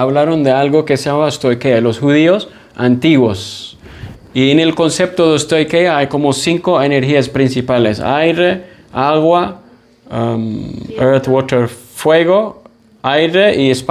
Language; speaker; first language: Spanish; non-native, fluent; English